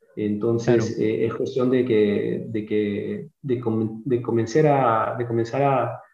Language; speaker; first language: Spanish; early bilingual, other home language; English